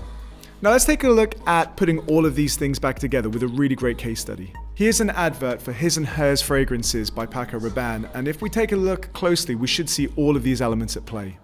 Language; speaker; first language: English; native; English